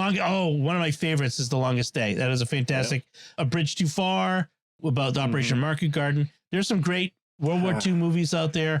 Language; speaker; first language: English; native; English